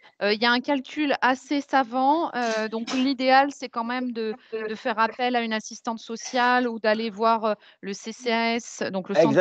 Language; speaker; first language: French; native; French